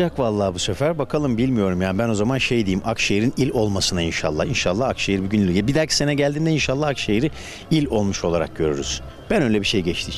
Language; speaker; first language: Turkish; native; Turkish